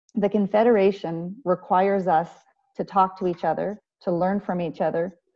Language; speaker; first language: English; native; English